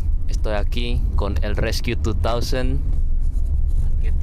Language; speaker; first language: Spanish; non-native, fluent; Indonesian